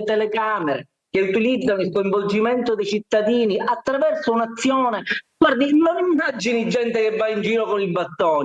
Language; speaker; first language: Italian; native; Italian